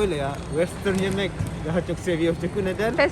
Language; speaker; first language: Turkish; non-native, learner; Indonesian